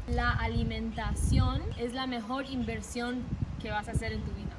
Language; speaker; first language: Spanish; early bilingual, heritage; Spanish